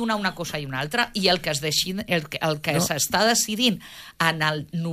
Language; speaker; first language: Catalan; native; Catalan